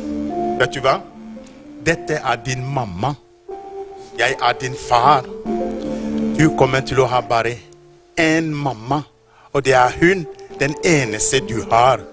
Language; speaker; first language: Norwegian; non-native, fluent; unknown